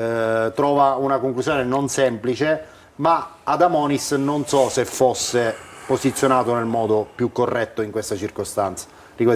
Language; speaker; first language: Italian; native; Italian